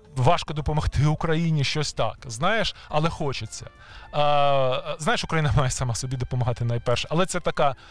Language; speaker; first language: Ukrainian; native; Ukrainian